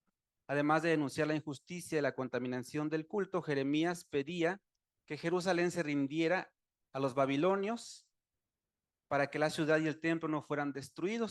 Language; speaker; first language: Spanish; native; Spanish